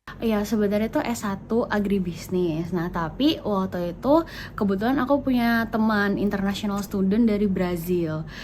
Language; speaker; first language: Indonesian; native; Indonesian